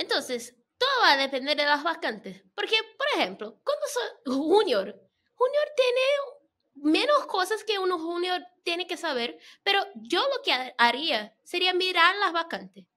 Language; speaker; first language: Spanish; non-native, fluent; Portuguese